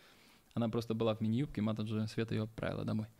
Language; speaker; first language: Russian; native; Russian